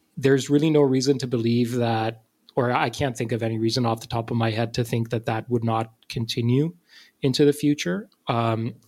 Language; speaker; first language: English; non-native, local second language; Urdu